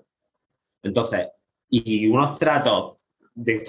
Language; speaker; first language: Spanish; native; Spanish